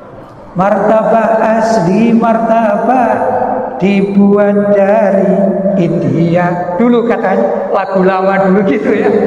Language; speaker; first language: Indonesian; native; Indonesian